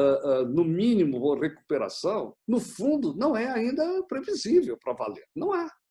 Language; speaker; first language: Portuguese; native; Portuguese